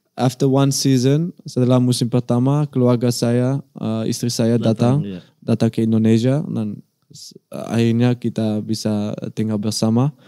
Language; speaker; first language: Indonesian; non-native, fluent; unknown